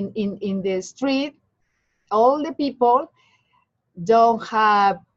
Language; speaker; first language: English; non-native, learner; Spanish